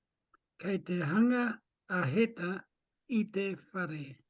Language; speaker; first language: Māori; non-native, learner; English